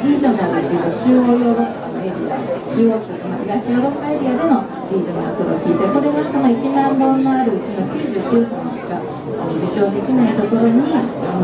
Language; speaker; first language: Japanese; native; Japanese